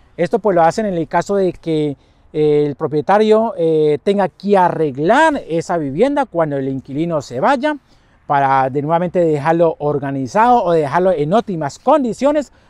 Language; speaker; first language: Spanish; native; Spanish